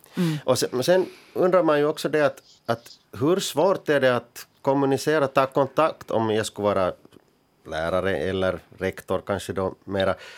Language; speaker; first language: Swedish; native; Swedish